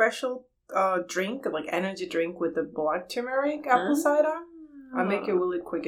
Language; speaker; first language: English; non-native, fluent; Korean